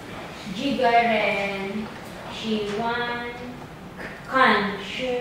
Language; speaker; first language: Chinese; non-native, learner; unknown